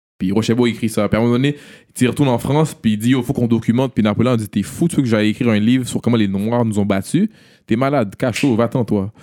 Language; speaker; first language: French; native; French